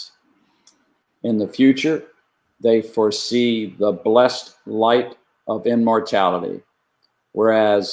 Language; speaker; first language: English; native; English